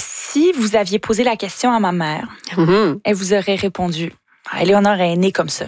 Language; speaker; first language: French; native; French